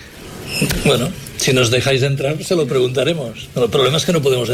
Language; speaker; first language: Spanish; native; Spanish